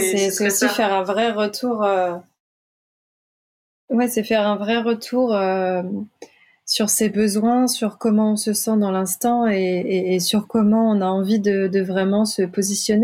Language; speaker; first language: French; native; French